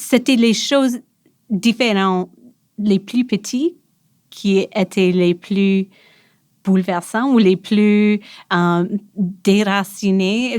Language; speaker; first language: French; non-native, local second language; English